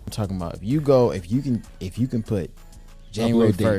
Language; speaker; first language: English; native; English